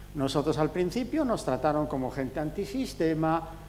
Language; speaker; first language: Spanish; native; Spanish